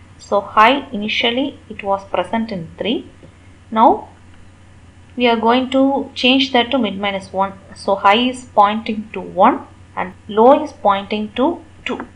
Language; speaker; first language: English; non-native, local second language; Tamil